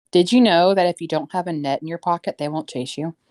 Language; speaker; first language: English; native; English